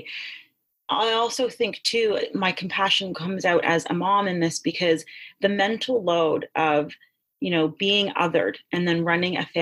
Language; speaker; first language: English; native; English